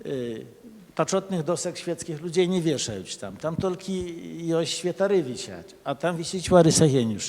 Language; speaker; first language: Polish; early bilingual, other home language; Belarusian